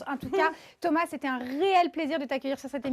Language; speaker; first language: French; native; French